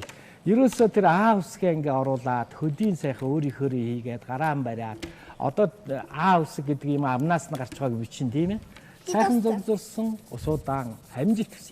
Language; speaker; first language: Mongolian; native; Mongolian